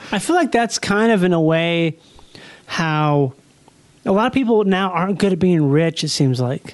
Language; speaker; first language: English; native; English